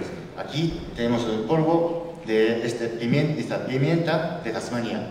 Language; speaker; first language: Spanish; non-native, learner; Japanese